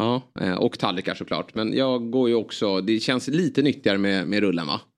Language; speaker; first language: Swedish; native; Swedish